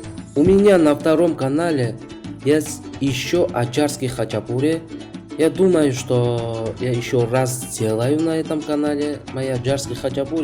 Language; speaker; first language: Russian; non-native, fluent; Georgian